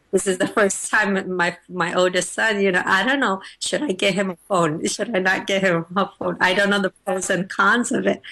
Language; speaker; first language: English; native; English